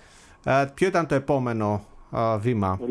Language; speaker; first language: Greek; native; Greek